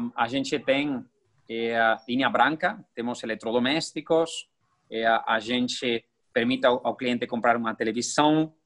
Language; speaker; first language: Portuguese; non-native, fluent; Spanish